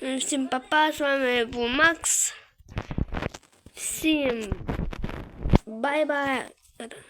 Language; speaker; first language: Russian; non-native, local second language; Ukrainian